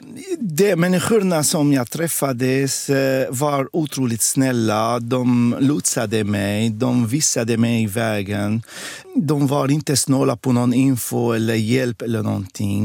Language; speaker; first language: Swedish; non-native, fluent; Arabic